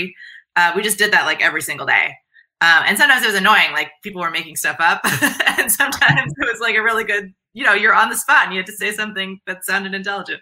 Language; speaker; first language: English; native; English